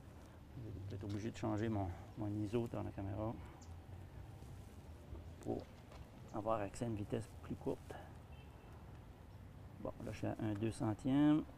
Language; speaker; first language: French; native; French